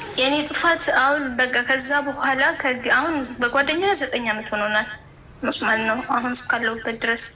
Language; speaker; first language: Amharic; native; Amharic